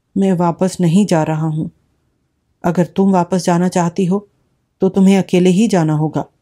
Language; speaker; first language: Hindi; native; Hindi